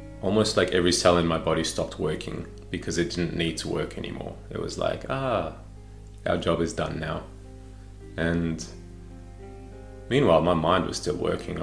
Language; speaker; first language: English; native; English